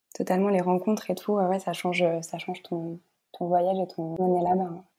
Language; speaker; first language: French; native; French